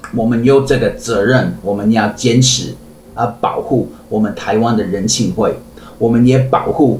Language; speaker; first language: Chinese; non-native, fluent; English